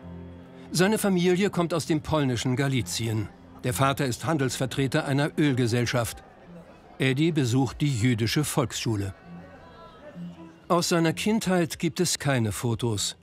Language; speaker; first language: German; native; German